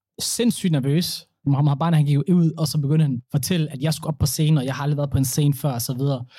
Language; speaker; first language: Danish; early bilingual, other home language; Somali